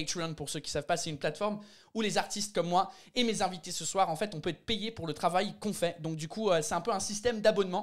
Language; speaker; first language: French; non-native, fluent; English